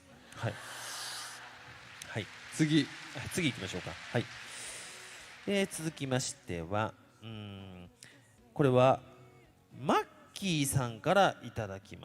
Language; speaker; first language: Japanese; native; Japanese